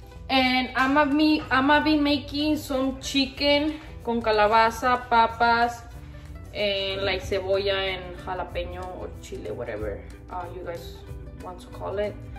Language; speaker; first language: English; early bilingual, other home language; Spanish